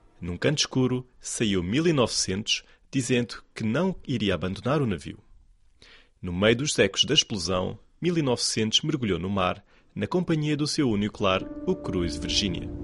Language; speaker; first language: Portuguese; non-native, fluent; Chinese